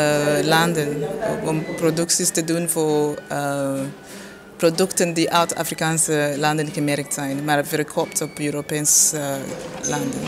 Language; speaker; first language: Dutch; non-native, fluent; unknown